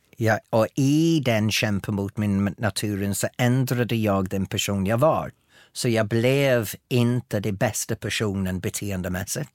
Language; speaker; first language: Swedish; non-native, fluent; English